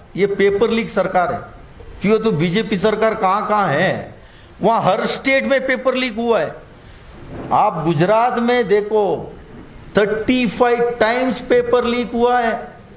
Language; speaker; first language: Hindi; non-native, local second language; Kannada